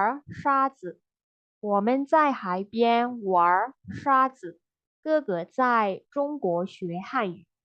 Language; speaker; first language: Chinese; non-native, fluent; Burmese